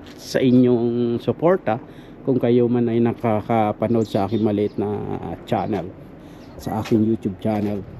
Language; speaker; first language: Filipino; non-native, local second language; Bikol